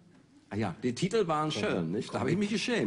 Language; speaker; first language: German; non-native, fluent; English